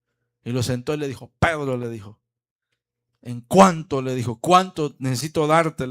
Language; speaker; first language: Spanish; native; Spanish